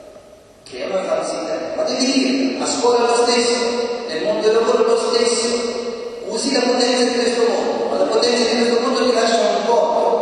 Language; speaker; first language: Italian; native; Italian